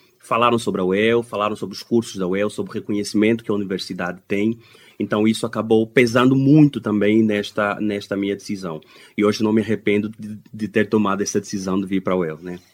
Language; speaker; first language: Portuguese; non-native, local second language; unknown